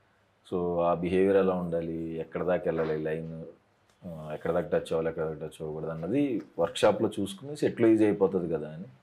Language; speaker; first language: Telugu; native; Telugu